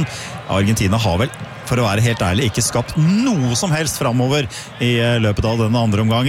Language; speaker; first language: Norwegian; native; Norwegian